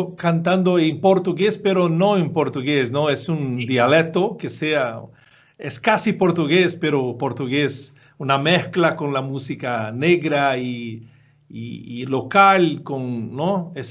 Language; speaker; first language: Spanish; non-native, fluent; Portuguese